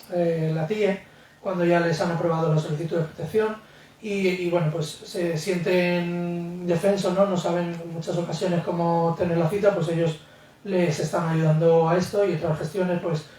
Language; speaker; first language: Spanish; native; Spanish